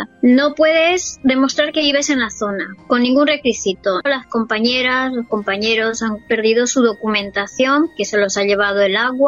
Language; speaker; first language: Spanish; native; Spanish